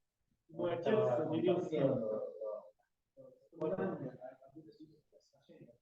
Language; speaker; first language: Russian; non-native, learner; Spanish